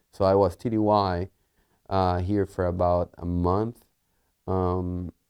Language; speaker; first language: English; early bilingual, other home language; Spanish